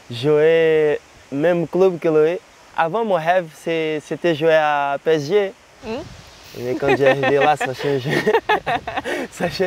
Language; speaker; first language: French; non-native, learner; Portuguese